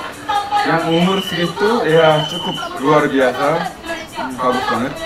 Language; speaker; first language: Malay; non-native, fluent; Korean